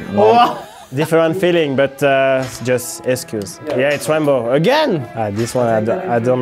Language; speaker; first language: English; non-native, learner; French